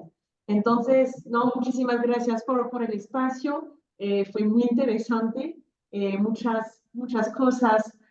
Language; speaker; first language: Spanish; non-native, fluent; French